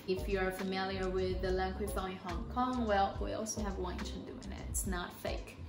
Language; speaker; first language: English; non-native, fluent; Chinese